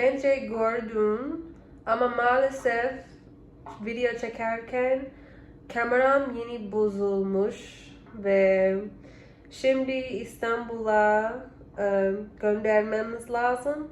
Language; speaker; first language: Turkish; non-native, learner; English